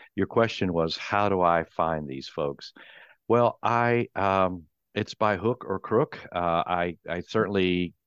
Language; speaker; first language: English; native; English